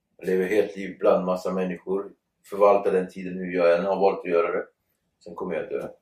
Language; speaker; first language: Swedish; early bilingual, other home language; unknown